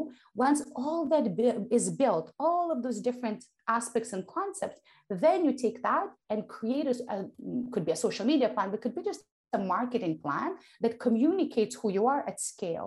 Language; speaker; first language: English; non-native, fluent; Ukrainian